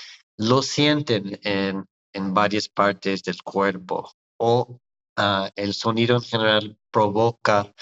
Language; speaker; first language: Spanish; non-native, fluent; English